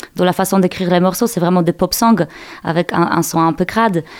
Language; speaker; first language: French; non-native, fluent; Polish